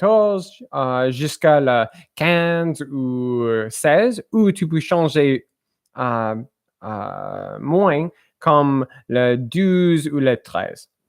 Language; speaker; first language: French; non-native, learner; English